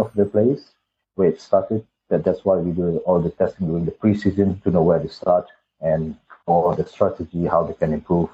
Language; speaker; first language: English; non-native, local second language; Malay